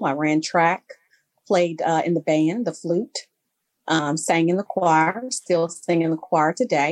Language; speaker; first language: English; native; English